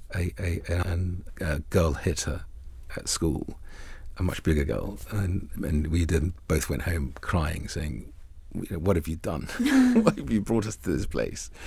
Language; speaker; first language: English; early bilingual, other home language; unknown